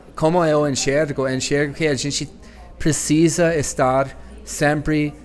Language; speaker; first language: Portuguese; non-native, fluent; English